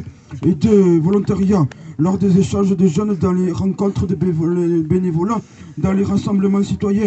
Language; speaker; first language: French; native; French